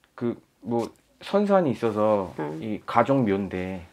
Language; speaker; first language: Korean; native; Korean